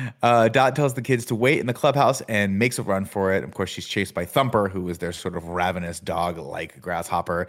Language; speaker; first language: English; native; English